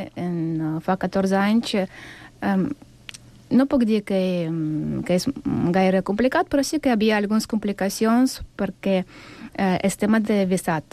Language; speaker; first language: Catalan; non-native, learner; Russian